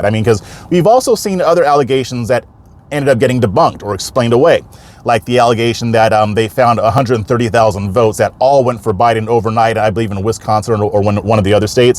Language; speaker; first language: English; native; English